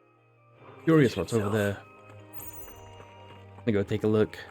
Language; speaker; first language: English; native; English